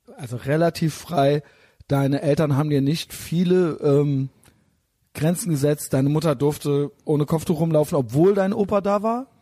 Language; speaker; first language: German; native; German